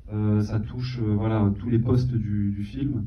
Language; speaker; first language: French; native; French